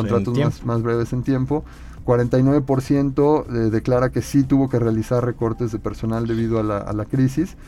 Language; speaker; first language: Spanish; native; Spanish